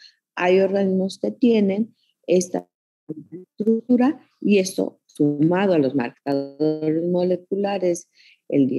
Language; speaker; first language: Spanish; native; Spanish